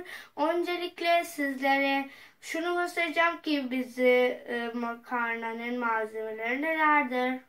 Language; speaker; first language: Turkish; non-native, learner; Urdu